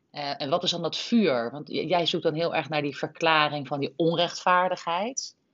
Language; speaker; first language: Dutch; native; Dutch